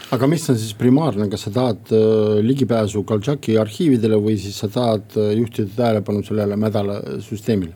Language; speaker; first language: Estonian; non-native, local second language; Russian